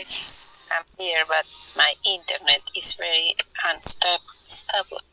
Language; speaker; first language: English; non-native, learner; Spanish